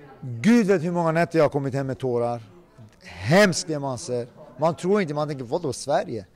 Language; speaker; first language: Swedish; early bilingual, other home language; Persian